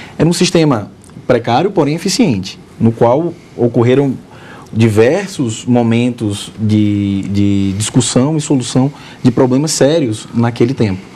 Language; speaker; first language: Portuguese; native; Portuguese